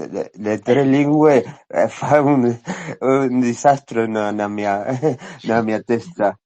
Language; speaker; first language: Italian; non-native, learner; Spanish